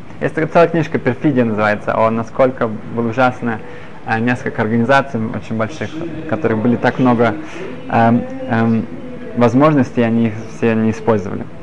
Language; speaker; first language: Russian; early bilingual, other home language; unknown